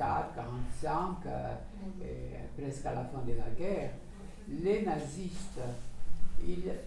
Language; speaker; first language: French; non-native, fluent; Portuguese